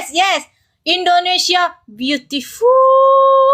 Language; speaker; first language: English; non-native, learner; Indonesian